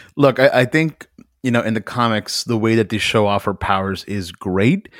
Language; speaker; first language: English; early bilingual, other home language; Urdu